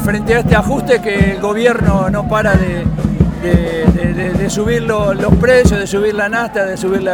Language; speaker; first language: Spanish; native; Spanish